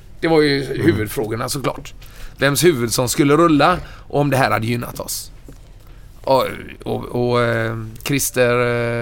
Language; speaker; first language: Swedish; native; Swedish